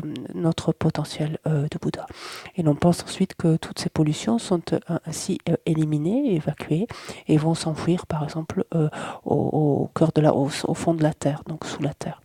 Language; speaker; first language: French; native; French